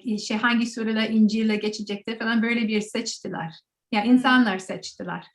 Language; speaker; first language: Turkish; non-native, learner; English